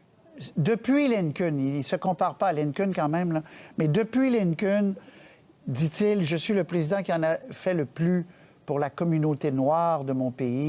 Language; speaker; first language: French; native; French